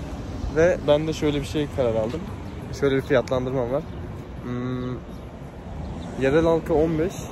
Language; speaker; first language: Turkish; native; Turkish